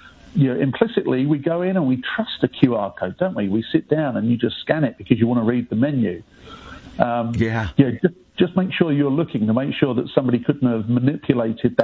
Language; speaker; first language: English; native; English